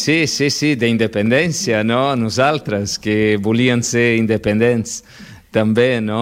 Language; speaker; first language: Catalan; non-native, fluent; Portuguese